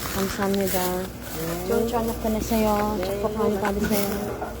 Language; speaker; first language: Korean; non-native, learner; Filipino